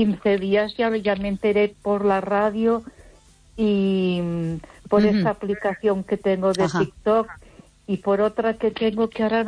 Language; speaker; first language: Spanish; non-native, local second language; Catalan